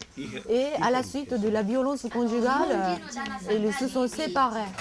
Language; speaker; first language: French; non-native, fluent; Japanese